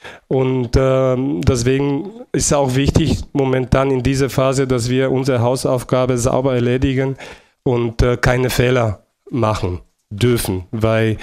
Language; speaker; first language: German; non-native, fluent; Bulgarian